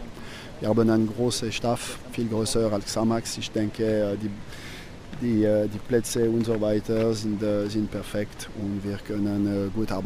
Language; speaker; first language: German; non-native, fluent; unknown